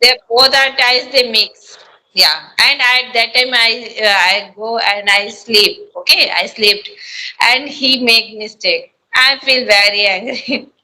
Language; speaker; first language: English; non-native, learner; Hindi